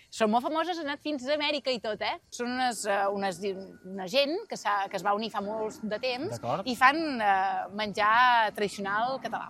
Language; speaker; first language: Catalan; native; Catalan